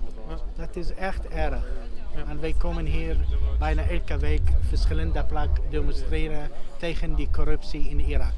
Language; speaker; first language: Dutch; non-native, learner; Arabic